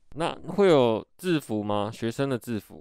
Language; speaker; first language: Chinese; native; Chinese